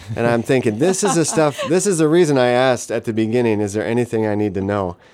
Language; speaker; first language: English; native; English